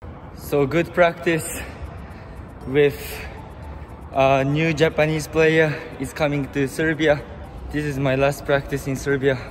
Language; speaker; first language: English; non-native, learner; Japanese